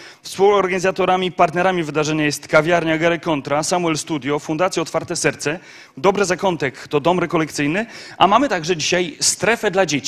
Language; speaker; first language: Polish; native; Polish